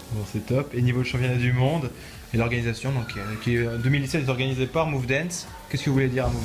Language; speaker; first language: French; native; French